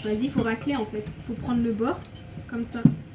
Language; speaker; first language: French; native; French